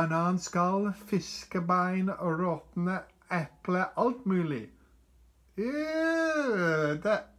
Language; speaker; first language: Norwegian; non-native, fluent; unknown